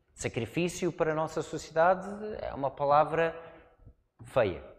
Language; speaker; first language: Portuguese; non-native, fluent; English